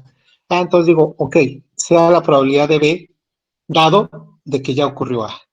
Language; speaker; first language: Spanish; native; Spanish